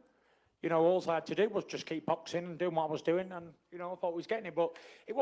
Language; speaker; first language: English; native; English